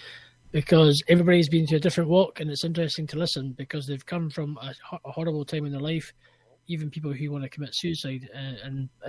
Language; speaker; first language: English; native; English